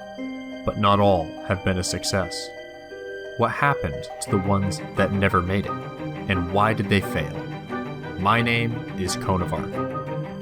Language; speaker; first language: English; native; English